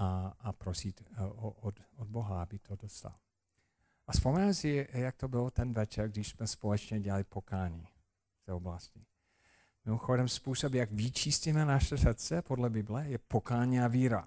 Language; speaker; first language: Czech; non-native, fluent; English